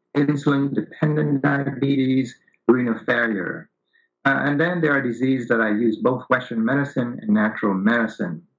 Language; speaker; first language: English; early bilingual, other home language; Vietnamese